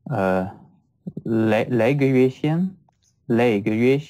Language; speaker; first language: Chinese; non-native, learner; French